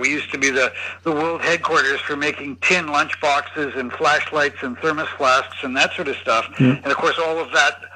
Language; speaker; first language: English; native; English